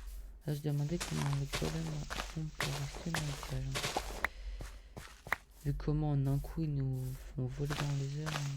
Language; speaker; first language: French; native; French